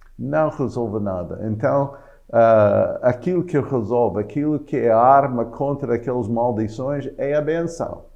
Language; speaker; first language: Portuguese; non-native, fluent; English